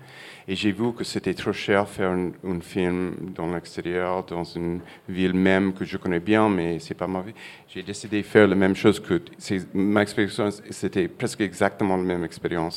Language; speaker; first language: French; non-native, fluent; English